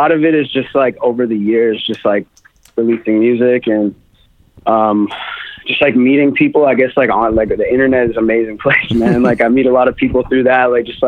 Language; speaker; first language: English; native; English